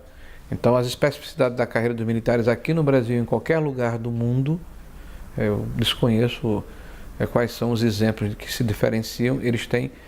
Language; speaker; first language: Portuguese; native; Portuguese